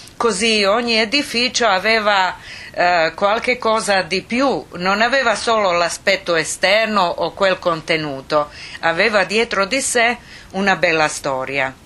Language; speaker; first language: Italian; non-native, fluent; Croatian